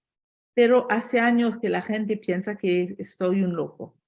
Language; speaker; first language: Spanish; non-native, fluent; French